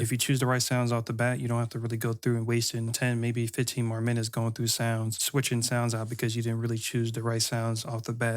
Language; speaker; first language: English; native; English